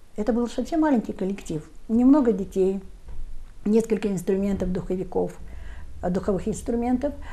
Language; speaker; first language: Russian; native; Russian